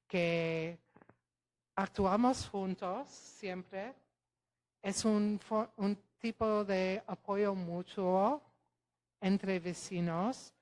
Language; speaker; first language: Spanish; non-native, fluent; Polish